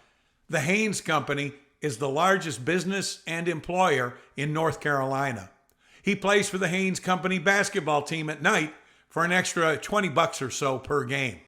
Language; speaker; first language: English; native; English